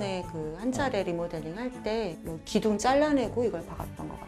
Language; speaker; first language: Korean; early bilingual, heritage; Korean